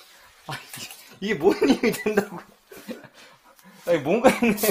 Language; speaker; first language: Korean; native; Korean